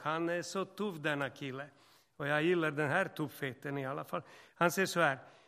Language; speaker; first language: Swedish; non-native, fluent; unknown